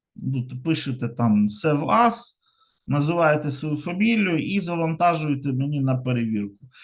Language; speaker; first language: Ukrainian; non-native, local second language; Russian